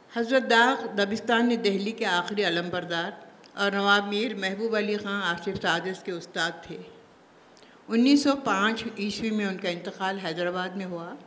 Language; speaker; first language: Urdu; native; Urdu